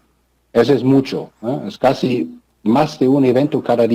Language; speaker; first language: Spanish; non-native, fluent; German